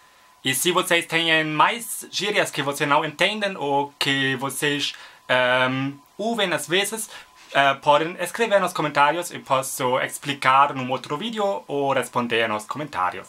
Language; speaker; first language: Portuguese; non-native, learner; German